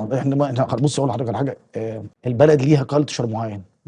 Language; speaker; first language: Arabic; native; Arabic